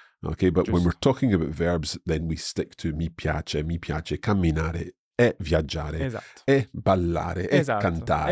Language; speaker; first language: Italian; non-native, fluent; English